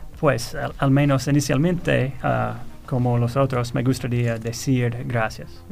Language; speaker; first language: Spanish; non-native, fluent; English